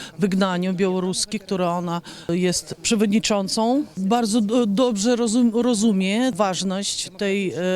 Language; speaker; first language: Polish; non-native, fluent; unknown